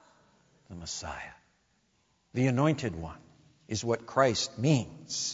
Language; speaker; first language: English; native; English